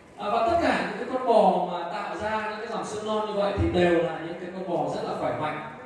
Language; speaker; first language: Vietnamese; native; Vietnamese